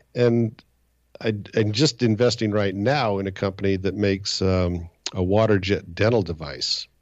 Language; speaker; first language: English; native; English